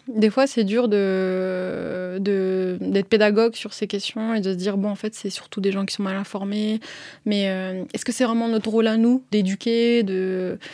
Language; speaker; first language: French; early bilingual, other home language; Arabic